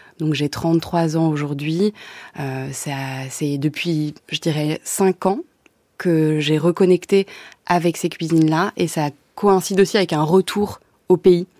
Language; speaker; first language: French; native; French